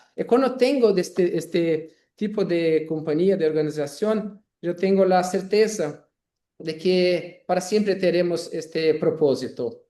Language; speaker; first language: Spanish; non-native, learner; Portuguese